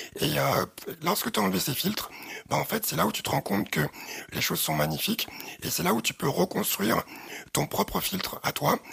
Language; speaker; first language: French; early bilingual, other home language; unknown